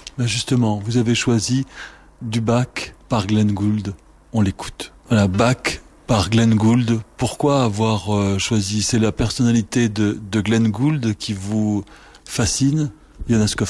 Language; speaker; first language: French; native; French